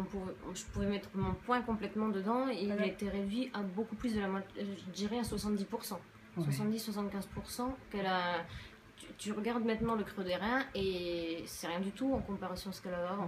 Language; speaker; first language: French; native; French